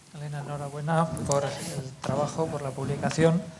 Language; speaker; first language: Spanish; native; Spanish